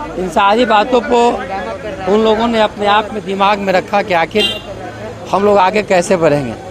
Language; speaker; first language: Hindi; native; Hindi